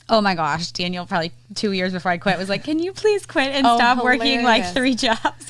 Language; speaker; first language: English; native; English